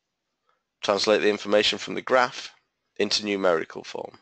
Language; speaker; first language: English; native; English